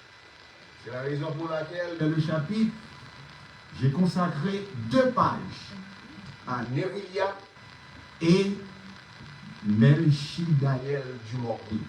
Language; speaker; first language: French; non-native, local second language; Haitian Creole